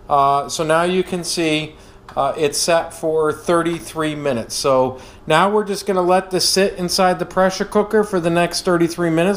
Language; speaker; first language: English; native; English